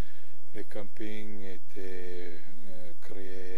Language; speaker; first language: French; non-native, learner; Italian